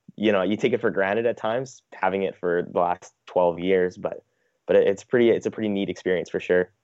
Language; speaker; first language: English; native; English